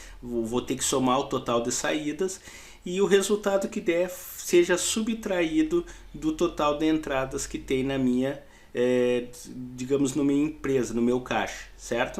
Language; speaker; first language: Portuguese; native; Portuguese